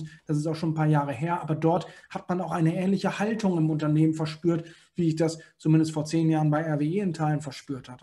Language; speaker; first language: German; native; German